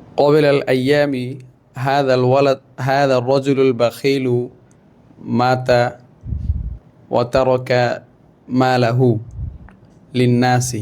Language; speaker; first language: Arabic; non-native, learner; Bangla